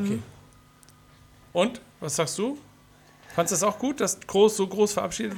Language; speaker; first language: German; native; German